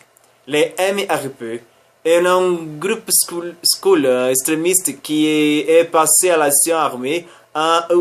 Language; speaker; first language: French; non-native, learner; Spanish